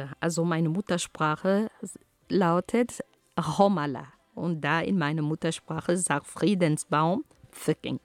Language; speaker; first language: German; non-native, fluent; Ghomala